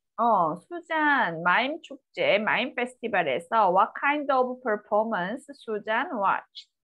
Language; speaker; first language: Korean; native; Korean